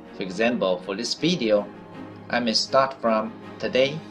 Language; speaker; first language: English; non-native, fluent; Chinese